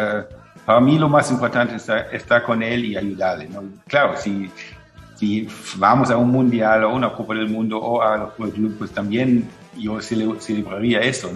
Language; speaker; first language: Spanish; non-native, fluent; German